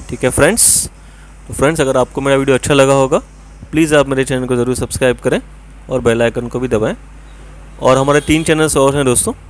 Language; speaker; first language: Hindi; native; Hindi